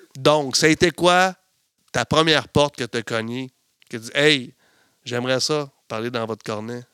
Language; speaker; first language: French; native; French